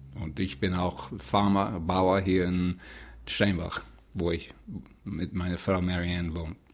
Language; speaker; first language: German; early bilingual, heritage; Plautdietsch